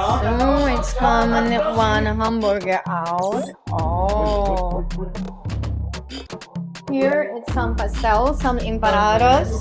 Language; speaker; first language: English; non-native, learner; Portuguese